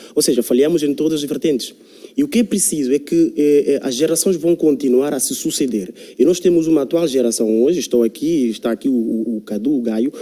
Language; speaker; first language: Portuguese; non-native, local second language; Upper Guinea Crioulo